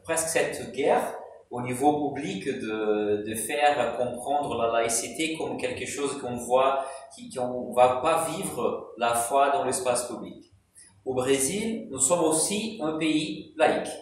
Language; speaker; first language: French; non-native, fluent; Portuguese